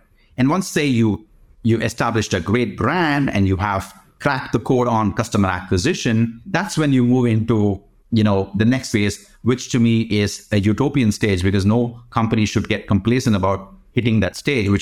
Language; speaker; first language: English; non-native, local second language; Tamil